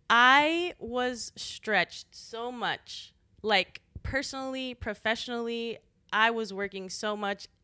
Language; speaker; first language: English; native; English